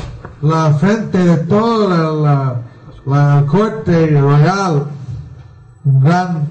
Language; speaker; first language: Spanish; non-native, learner; Bangla